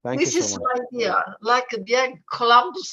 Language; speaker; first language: English; non-native, fluent; Italian